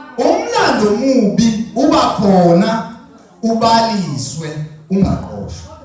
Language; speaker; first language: Zulu; non-native, local second language; Xhosa